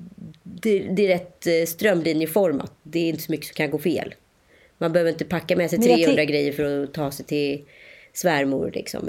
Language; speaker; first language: Swedish; native; Swedish